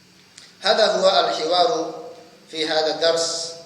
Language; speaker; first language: Arabic; non-native, fluent; Indonesian